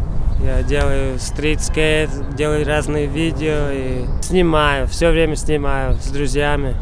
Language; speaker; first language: Russian; non-native, local second language; Latvian